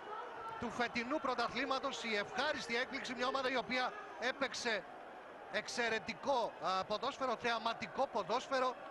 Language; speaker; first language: Greek; native; Greek